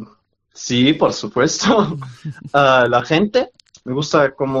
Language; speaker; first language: Spanish; non-native, learner; German